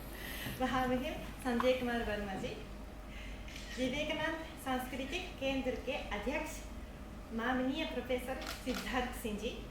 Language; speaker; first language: Hindi; non-native, fluent; Japanese